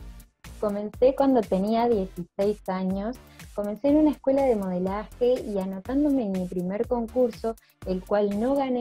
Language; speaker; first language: Spanish; native; Spanish